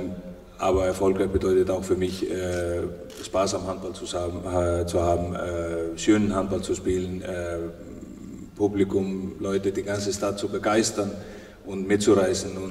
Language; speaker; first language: German; non-native, fluent; Icelandic